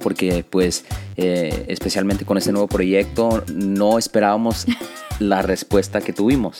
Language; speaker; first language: Spanish; early bilingual, heritage; Spanish